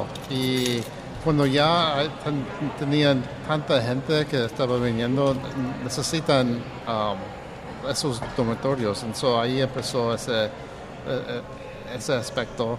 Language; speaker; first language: Spanish; early bilingual, heritage; Spanish